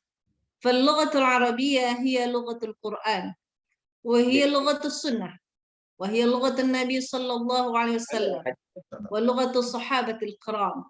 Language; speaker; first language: Arabic; non-native, fluent; Indonesian